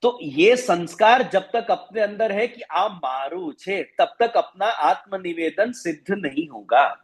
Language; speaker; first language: Hindi; non-native, local second language; Gujarati